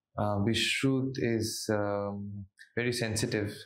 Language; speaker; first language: English; non-native, local second language; Assamese